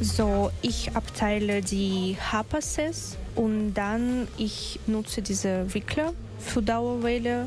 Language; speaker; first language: German; non-native, learner; Russian